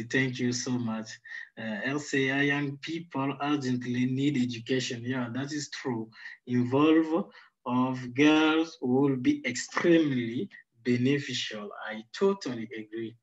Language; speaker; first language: English; non-native, fluent; Sango